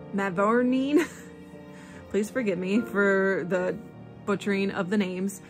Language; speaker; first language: English; native; English